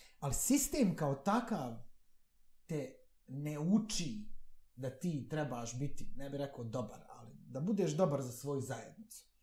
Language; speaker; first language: Bosnian; native; Bosnian